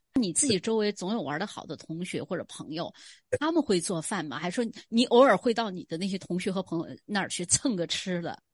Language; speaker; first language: Chinese; native; Chinese